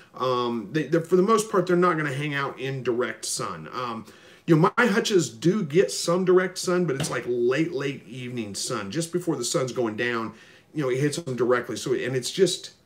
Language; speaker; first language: English; native; English